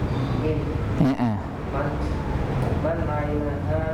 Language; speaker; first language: Arabic; non-native, learner; Indonesian